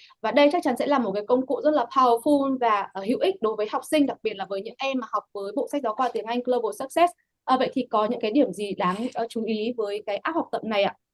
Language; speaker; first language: Vietnamese; native; Vietnamese